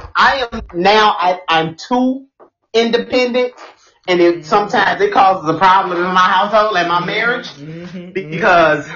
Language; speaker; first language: English; native; English